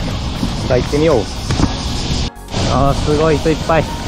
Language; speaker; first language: Japanese; native; Japanese